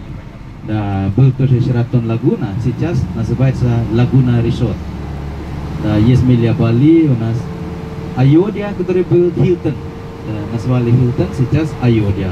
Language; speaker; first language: Russian; non-native, fluent; Indonesian